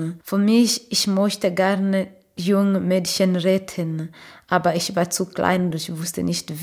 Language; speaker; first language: German; non-native, learner; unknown